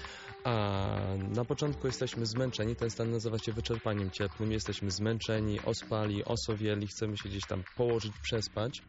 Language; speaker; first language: Polish; native; Polish